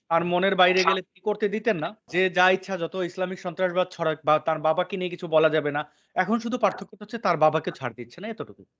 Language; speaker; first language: Bangla; native; Bangla